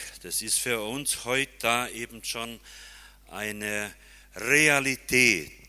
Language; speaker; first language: German; early bilingual, heritage; German